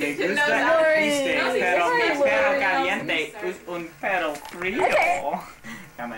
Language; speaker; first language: Spanish; non-native, learner; English